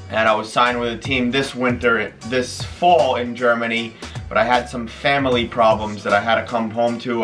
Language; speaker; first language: English; native; English